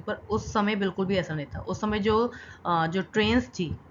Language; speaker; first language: Hindi; non-native, local second language; Punjabi